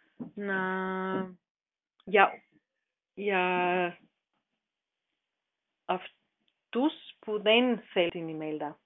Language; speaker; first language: Greek; non-native, learner; German